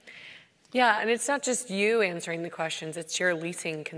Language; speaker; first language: English; native; English